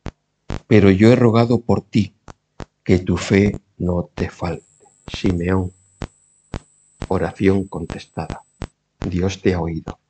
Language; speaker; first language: Spanish; native; Spanish